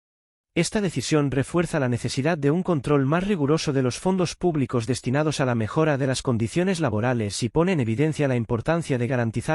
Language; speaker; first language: Spanish; native; Spanish